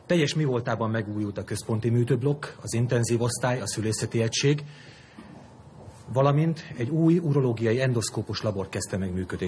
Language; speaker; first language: Hungarian; native; Hungarian